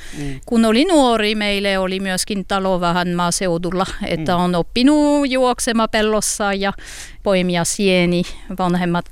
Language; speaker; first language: Finnish; non-native, learner; French